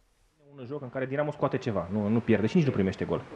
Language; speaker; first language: Romanian; native; Romanian